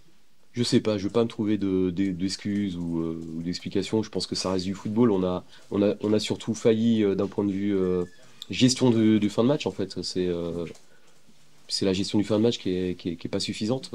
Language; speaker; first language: French; native; French